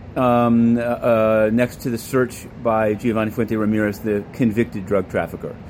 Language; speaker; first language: English; native; English